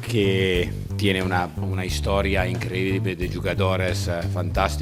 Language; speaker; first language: Spanish; non-native, learner; Italian